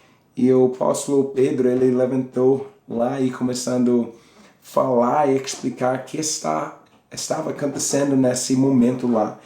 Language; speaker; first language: Portuguese; non-native, learner; English